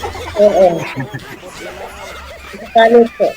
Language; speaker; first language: Filipino; non-native, local second language; Cebuano